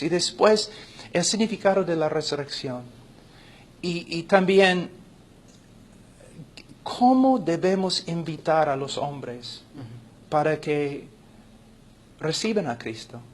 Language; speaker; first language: Spanish; non-native, fluent; English